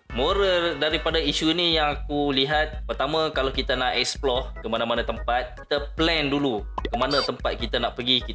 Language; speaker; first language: Malay; native; Malay